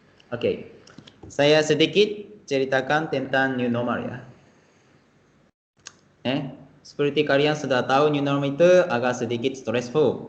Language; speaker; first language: Indonesian; non-native, fluent; Japanese